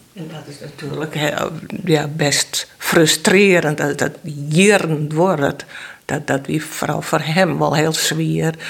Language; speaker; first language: Dutch; non-native, local second language; Western Frisian